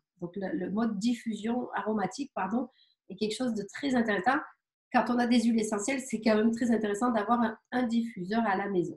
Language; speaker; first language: French; native; French